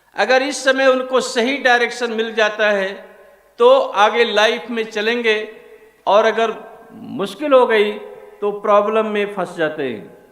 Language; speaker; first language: Hindi; non-native, local second language; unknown